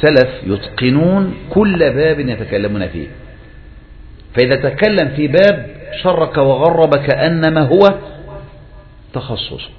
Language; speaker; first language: Arabic; native; Arabic